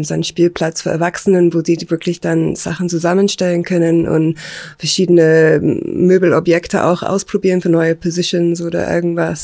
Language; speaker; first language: German; non-native, fluent; English